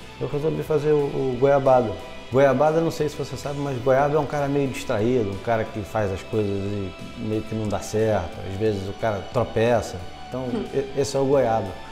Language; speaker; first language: Portuguese; native; Portuguese